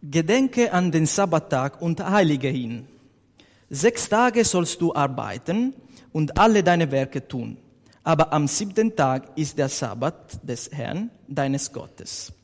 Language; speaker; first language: German; non-native, learner; Italian